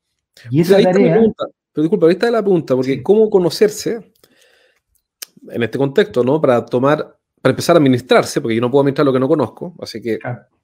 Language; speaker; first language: Spanish; native; Spanish